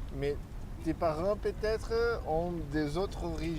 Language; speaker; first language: French; non-native, learner; Portuguese